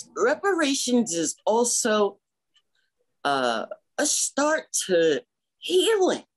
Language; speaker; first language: English; native; English